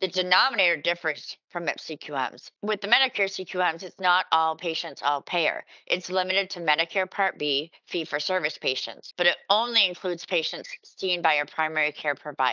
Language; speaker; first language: English; native; English